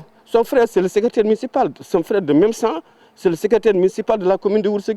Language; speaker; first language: French; non-native, local second language; Fula